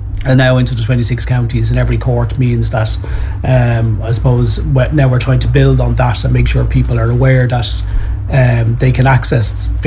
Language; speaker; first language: English; native; English